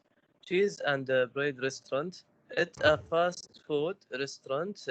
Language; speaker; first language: English; non-native, learner; Arabic